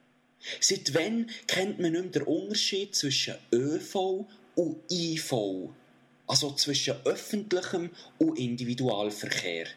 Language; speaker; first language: German; native; German